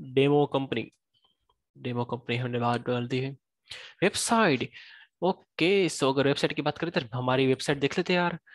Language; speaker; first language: Hindi; native; Hindi